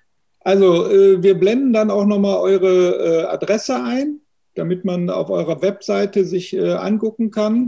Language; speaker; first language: German; native; German